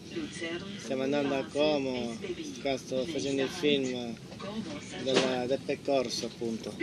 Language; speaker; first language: Italian; non-native, learner; Spanish